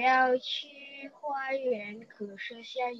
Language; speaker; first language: Chinese; non-native, learner; Indonesian